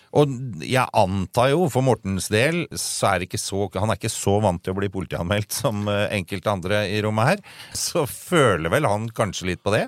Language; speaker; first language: Norwegian; native; Norwegian